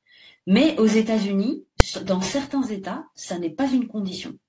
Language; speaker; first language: French; native; French